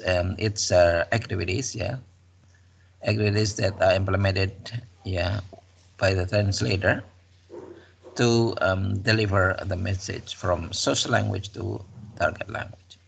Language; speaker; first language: English; non-native, fluent; Indonesian